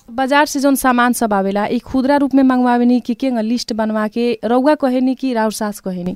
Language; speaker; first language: Bhojpuri; native; Bhojpuri